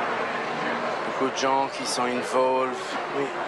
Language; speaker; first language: French; non-native, fluent; Hebrew